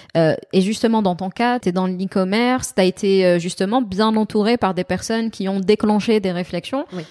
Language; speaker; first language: French; non-native, local second language; Arabic